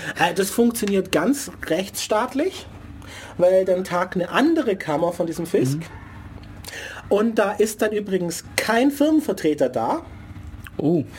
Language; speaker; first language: German; native; German